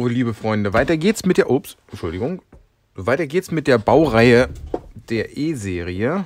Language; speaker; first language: German; native; German